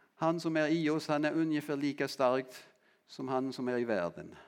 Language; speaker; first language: Swedish; non-native, fluent; German